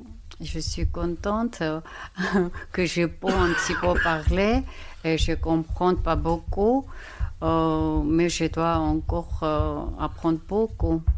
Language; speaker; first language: French; non-native, learner; Georgian